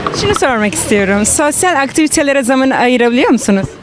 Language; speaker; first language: Turkish; native; Turkish